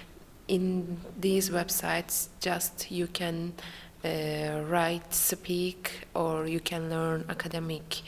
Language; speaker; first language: English; non-native, learner; Turkish